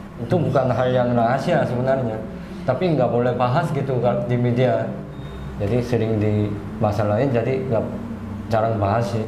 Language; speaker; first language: Indonesian; non-native, fluent; Korean